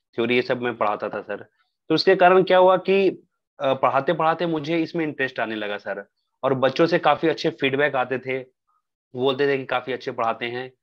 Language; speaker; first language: Hindi; native; Hindi